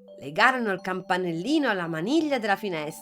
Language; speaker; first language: Italian; native; Italian